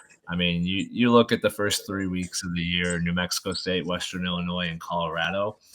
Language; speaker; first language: English; native; English